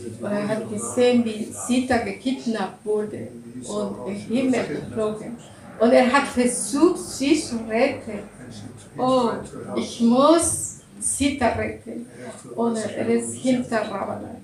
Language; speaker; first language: German; non-native, learner; Russian